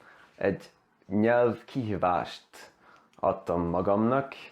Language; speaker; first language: Hungarian; non-native, learner; Swedish